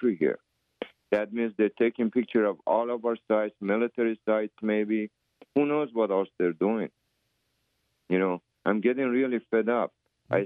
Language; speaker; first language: English; native; English